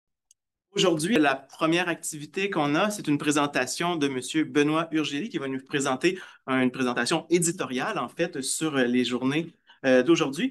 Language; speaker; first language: French; native; French